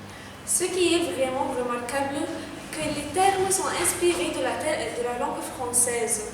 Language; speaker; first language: French; non-native, fluent; Arabic